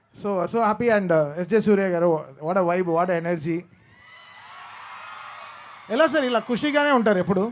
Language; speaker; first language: Telugu; native; Telugu